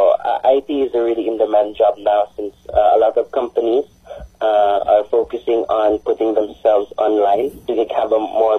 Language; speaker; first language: English; non-native, local second language; Aklanon